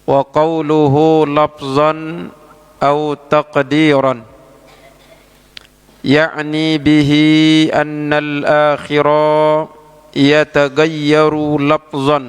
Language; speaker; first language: Arabic; non-native, fluent; Indonesian